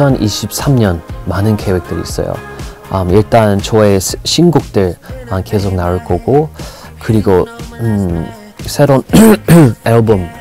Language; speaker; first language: Korean; non-native, fluent; English